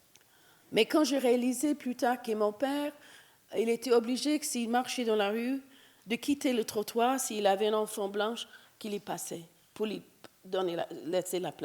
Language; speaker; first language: French; non-native, fluent; English